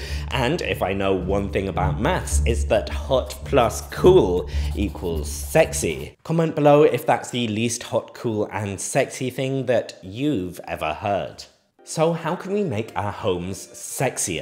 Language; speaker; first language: English; native; English